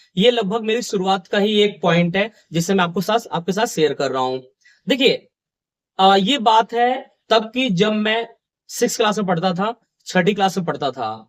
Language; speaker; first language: Hindi; native; Hindi